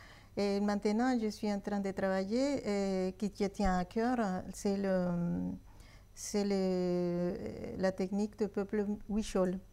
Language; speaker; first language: French; non-native, fluent; Spanish